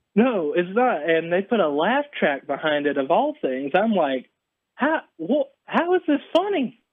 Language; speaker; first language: English; native; English